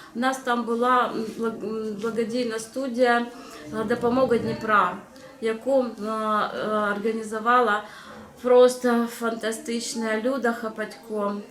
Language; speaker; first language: Ukrainian; non-native, local second language; Russian